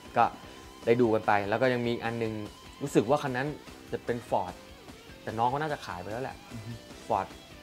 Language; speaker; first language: Thai; native; Thai